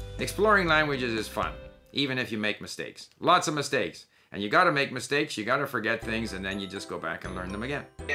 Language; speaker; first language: English; native; English